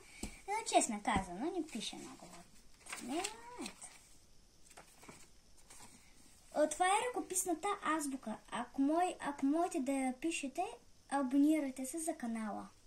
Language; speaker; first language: Bulgarian; early bilingual, heritage; Bulgarian